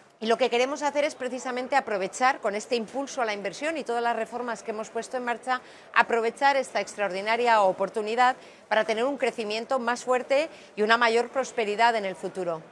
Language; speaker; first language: Spanish; native; Spanish